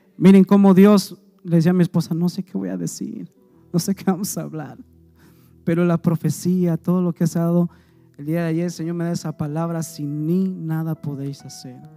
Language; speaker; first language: Spanish; native; Spanish